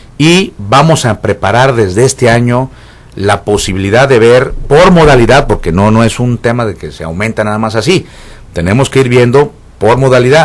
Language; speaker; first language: Spanish; native; Spanish